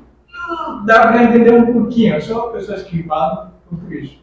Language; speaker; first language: Portuguese; non-native, fluent; Haitian Creole